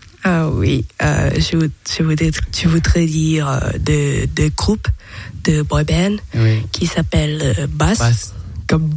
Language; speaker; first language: French; non-native, fluent; Thai